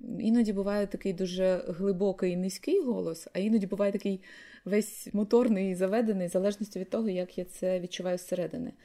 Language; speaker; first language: Ukrainian; native; Ukrainian